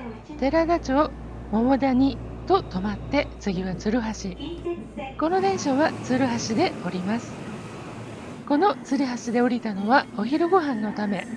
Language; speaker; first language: Japanese; native; Japanese